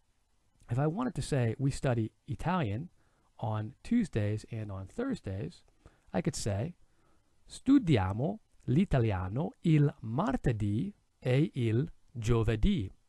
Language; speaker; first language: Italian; non-native, fluent; English